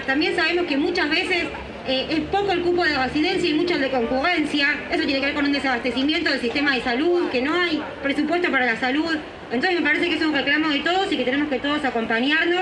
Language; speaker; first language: Spanish; native; Spanish